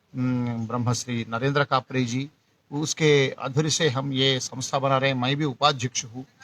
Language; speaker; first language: Hindi; non-native, local second language; Telugu